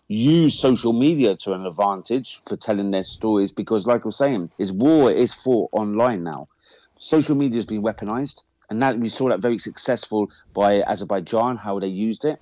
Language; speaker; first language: English; native; English